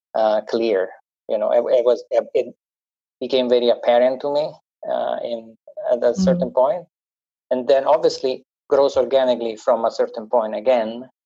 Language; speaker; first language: English; non-native, fluent; Italian